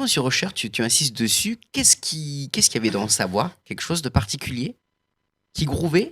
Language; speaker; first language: French; native; French